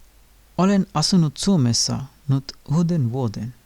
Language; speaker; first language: Finnish; non-native, learner; Sinhala